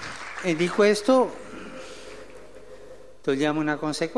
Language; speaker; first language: Italian; early bilingual, heritage; Spanish